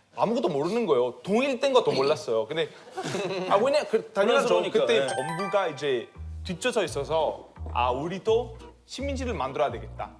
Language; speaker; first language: Korean; non-native, fluent; Italian